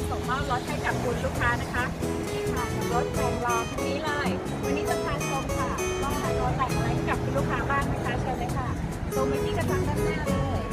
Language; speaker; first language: Thai; native; Thai